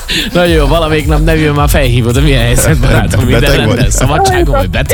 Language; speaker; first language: Hungarian; native; Hungarian